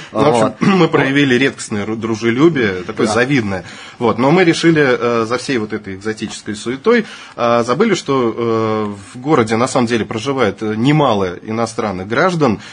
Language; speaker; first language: Russian; native; Russian